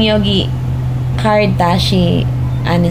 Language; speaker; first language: Korean; non-native, learner; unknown